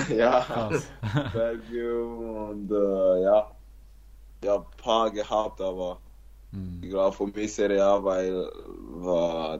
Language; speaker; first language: German; non-native, learner; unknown